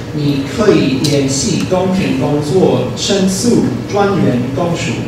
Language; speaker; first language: Chinese; non-native, fluent; English